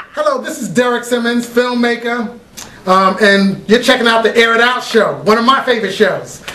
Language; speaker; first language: English; native; English